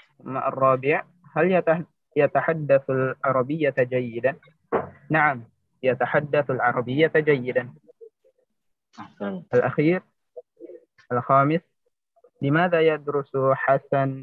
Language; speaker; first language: Arabic; non-native, learner; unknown